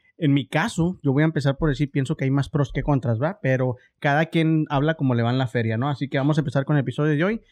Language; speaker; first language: Spanish; native; Spanish